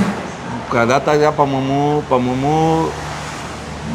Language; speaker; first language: Russian; non-native, learner; Spanish